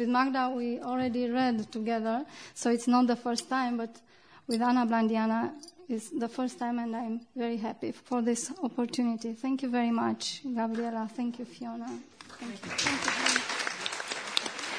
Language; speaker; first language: English; non-native, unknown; Romanian